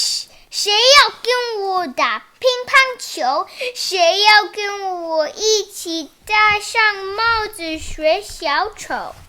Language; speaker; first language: Chinese; early bilingual, heritage; Chinese